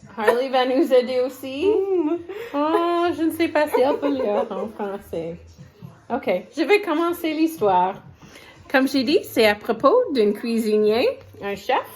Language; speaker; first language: French; non-native, fluent; English